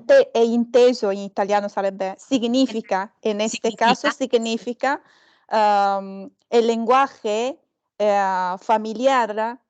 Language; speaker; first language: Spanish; non-native, learner; Chinese